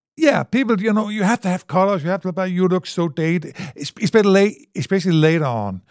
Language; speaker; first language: English; non-native, fluent; Danish